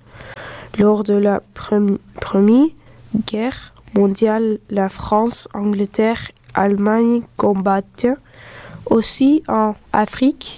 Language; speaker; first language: French; early bilingual, other home language; Dutch